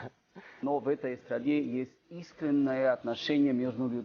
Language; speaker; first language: Russian; non-native, fluent; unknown